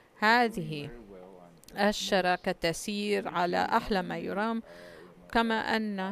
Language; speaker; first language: Arabic; non-native, fluent; Chinese